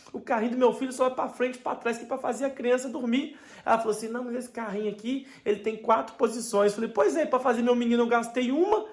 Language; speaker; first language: Portuguese; native; Portuguese